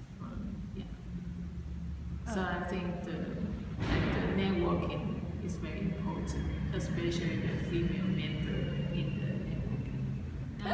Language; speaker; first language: English; non-native, learner; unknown